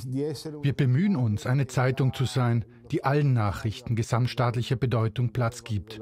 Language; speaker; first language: German; non-native, fluent; Italian